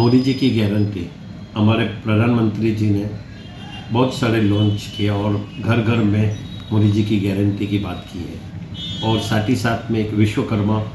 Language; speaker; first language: Hindi; non-native, local second language; Gujarati